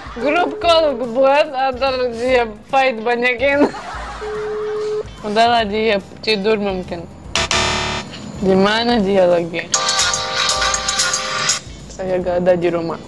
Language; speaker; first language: Indonesian; non-native, learner; Russian